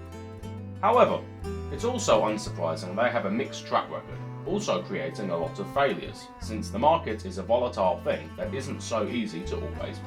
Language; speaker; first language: English; native; English